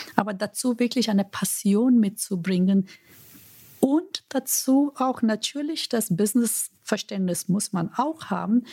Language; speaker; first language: German; non-native, fluent; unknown